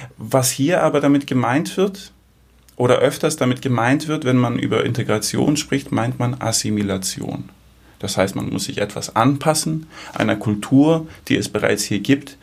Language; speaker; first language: German; early bilingual, other home language; Greek